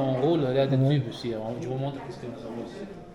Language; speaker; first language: French; non-native, fluent; Arabic